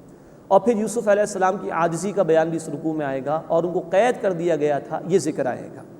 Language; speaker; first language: Urdu; native; Urdu